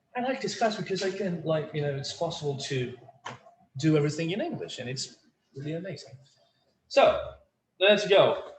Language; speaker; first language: English; non-native, fluent; Portuguese